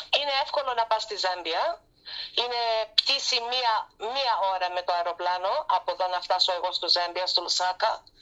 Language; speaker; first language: Greek; early bilingual, heritage; Greek